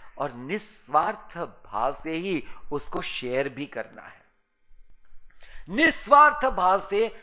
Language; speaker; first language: Hindi; native; Hindi